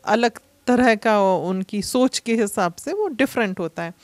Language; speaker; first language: Hindi; native; Hindi